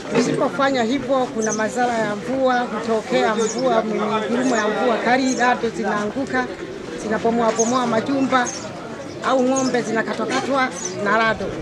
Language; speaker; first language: Swahili; non-native, local second language; Sukuma